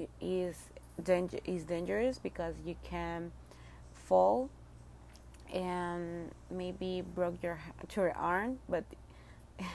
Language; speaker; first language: English; non-native, learner; Spanish